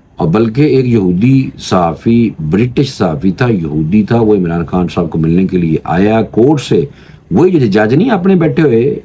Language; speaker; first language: Urdu; non-native, local second language; Punjabi